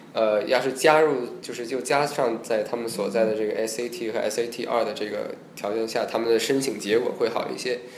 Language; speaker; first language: Chinese; early bilingual, heritage; Chinese